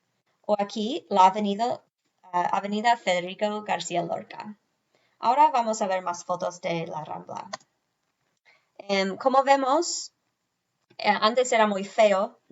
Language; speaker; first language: Spanish; non-native, fluent; English